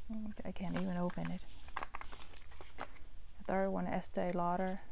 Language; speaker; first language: English; non-native, fluent; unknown